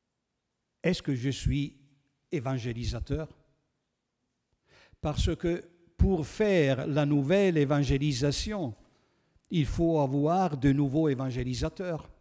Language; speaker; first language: French; non-native, fluent; Italian